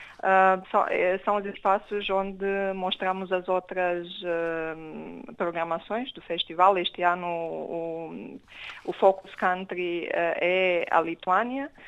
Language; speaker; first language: Portuguese; non-native, fluent; Romanian